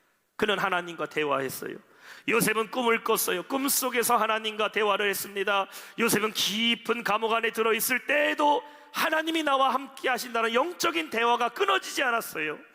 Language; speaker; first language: Korean; native; Korean